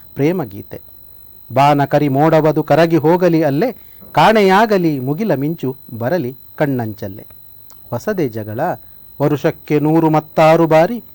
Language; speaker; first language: Kannada; non-native, local second language; Tulu